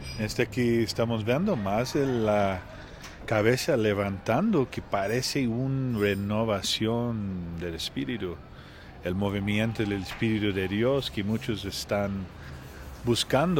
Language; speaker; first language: Spanish; non-native, learner; Portuguese